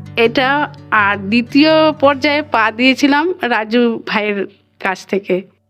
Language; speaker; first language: Bangla; non-native, local second language; Santali